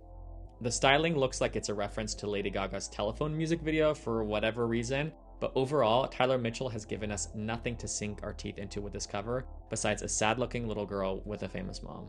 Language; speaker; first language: English; native; English